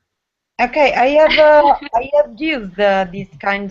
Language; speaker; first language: English; non-native, learner; Italian